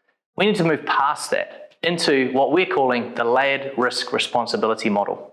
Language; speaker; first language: English; native; English